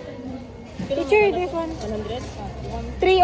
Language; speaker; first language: English; non-native, local second language; Cebuano